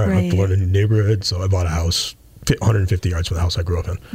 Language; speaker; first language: English; native; English